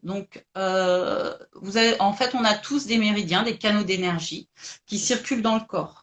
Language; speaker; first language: French; native; French